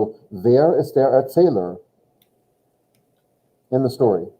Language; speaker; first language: German; non-native, fluent; English